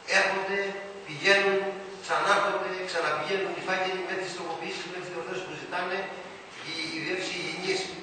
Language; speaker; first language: Greek; native; Greek